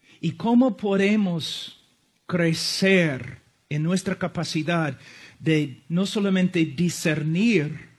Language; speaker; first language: Spanish; non-native, fluent; English